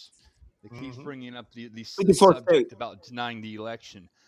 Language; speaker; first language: English; native; English